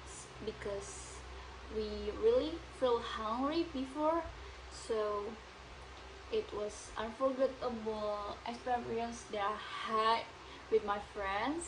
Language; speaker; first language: English; non-native, learner; Indonesian